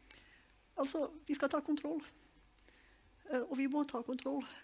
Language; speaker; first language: Norwegian; non-native, fluent; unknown